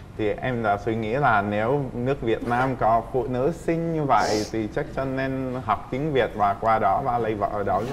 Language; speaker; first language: Vietnamese; non-native, fluent; Czech